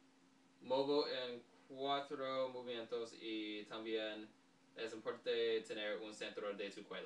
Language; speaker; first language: Spanish; non-native, learner; English